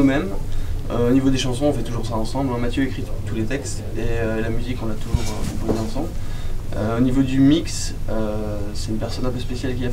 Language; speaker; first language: French; native; French